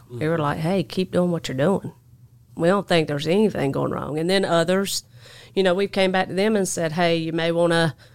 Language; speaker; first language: English; native; English